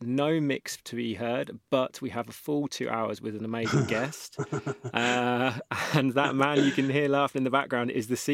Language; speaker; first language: English; native; English